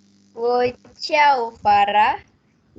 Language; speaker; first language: Chinese; non-native, learner; Malay